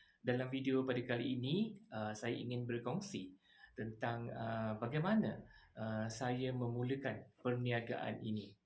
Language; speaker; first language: Malay; native; Malay